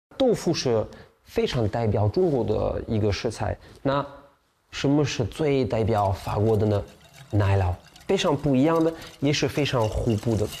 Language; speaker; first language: Chinese; non-native, fluent; French